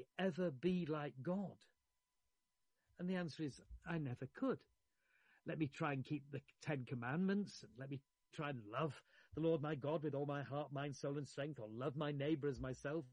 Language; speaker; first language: English; native; English